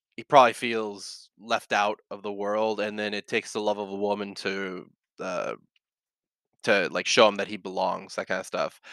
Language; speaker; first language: English; native; English